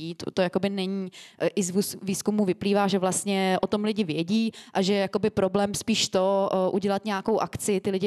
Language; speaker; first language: Czech; native; Czech